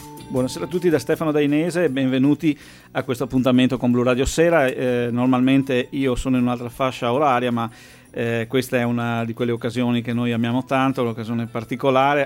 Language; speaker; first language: Italian; native; Italian